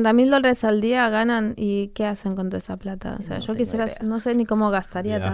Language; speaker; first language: Spanish; native; Spanish